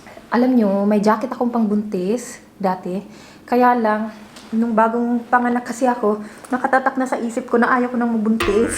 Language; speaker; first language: Filipino; non-native, local second language; Cebuano